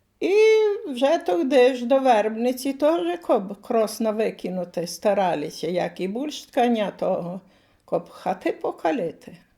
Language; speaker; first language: Ukrainian; native; Ukrainian